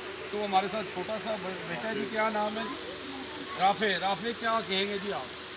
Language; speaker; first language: Urdu; native; Urdu